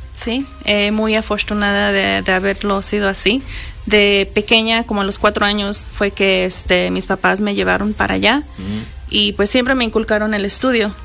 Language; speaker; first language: Spanish; early bilingual, heritage; Spanish